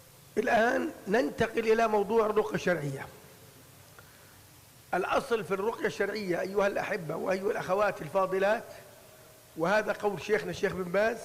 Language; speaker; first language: Arabic; native; Arabic